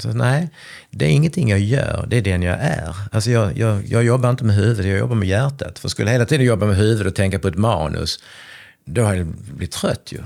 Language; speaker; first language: Swedish; native; Swedish